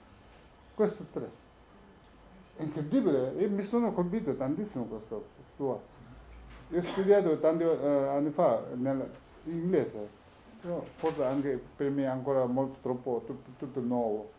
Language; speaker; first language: Italian; non-native, learner; Tibetan